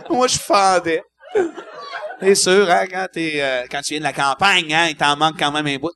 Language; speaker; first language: French; native; French